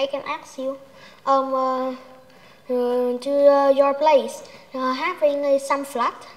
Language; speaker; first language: English; non-native, learner; Vietnamese